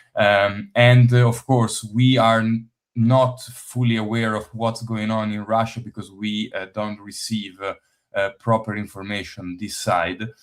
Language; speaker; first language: English; non-native, fluent; Italian